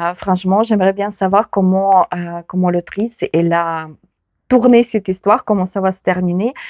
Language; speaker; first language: French; non-native, fluent; Ukrainian